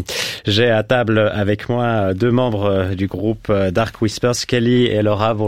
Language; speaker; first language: French; native; French